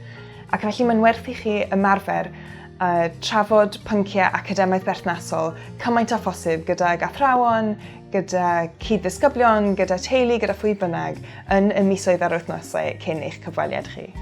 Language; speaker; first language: Welsh; native; Welsh